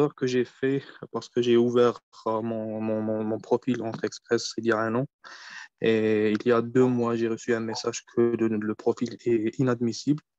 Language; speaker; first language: French; non-native, fluent; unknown